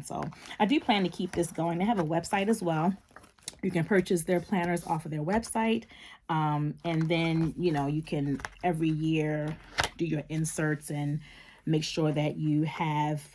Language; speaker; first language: English; native; English